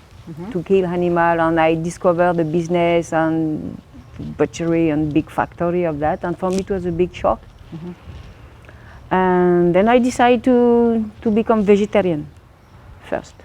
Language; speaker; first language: English; non-native, learner; French